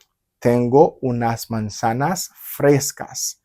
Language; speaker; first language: Spanish; non-native, fluent; Haitian Creole